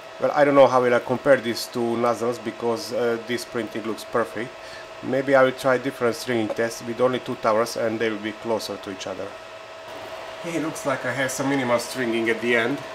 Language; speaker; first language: English; non-native, fluent; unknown